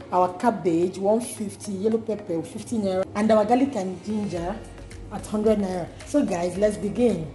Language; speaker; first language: English; non-native, local second language; Igbo